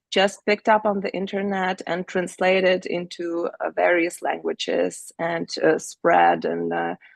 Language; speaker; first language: English; non-native, fluent; Ukrainian